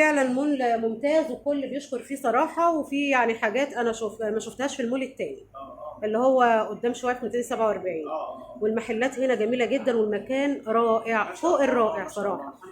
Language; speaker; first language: Arabic; native; Arabic